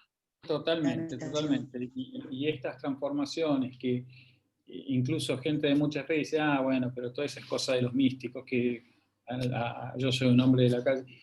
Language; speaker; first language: Spanish; native; Spanish